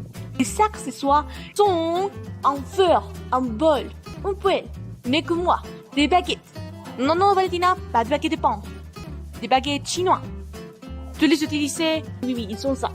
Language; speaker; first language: French; non-native, learner; Spanish